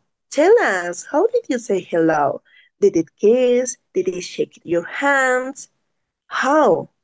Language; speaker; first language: English; non-native, learner; Spanish